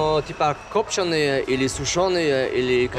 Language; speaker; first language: Russian; non-native, learner; Polish